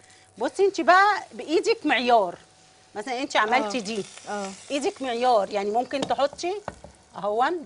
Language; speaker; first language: Arabic; native; Arabic